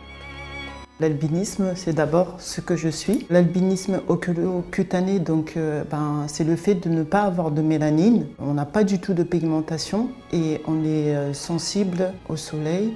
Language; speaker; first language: French; early bilingual, other home language; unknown